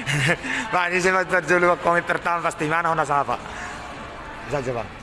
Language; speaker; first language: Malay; non-native, local second language; Batak Toba